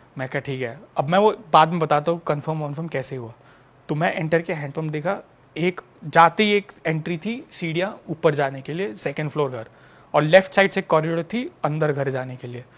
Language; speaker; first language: Hindi; native; Hindi